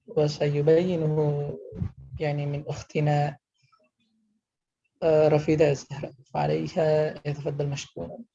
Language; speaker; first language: Arabic; non-native, learner; Indonesian